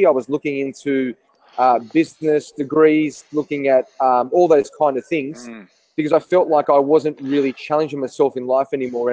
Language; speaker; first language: English; native; English